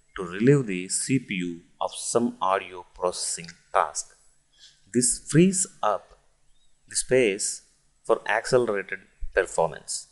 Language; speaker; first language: English; non-native, local second language; Telugu